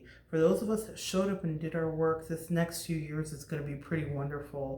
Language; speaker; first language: English; native; English